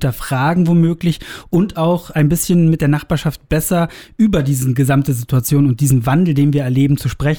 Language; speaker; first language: German; native; German